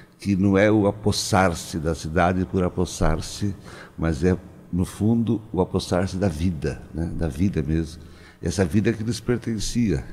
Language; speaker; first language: Portuguese; native; Portuguese